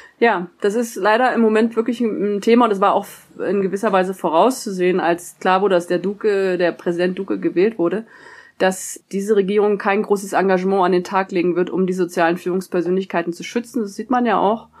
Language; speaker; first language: German; native; German